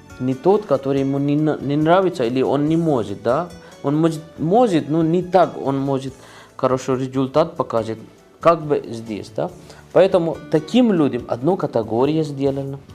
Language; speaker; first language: Russian; non-native, learner; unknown